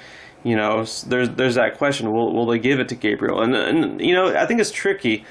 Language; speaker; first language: English; native; English